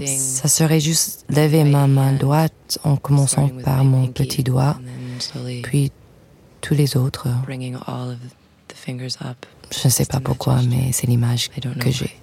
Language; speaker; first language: French; non-native, fluent; English